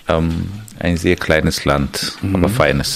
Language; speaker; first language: German; non-native, fluent; Armenian